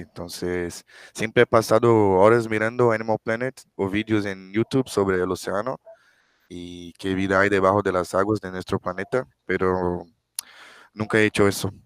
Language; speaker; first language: Spanish; non-native, fluent; Portuguese